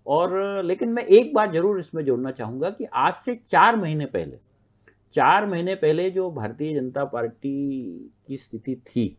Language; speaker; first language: Hindi; native; Hindi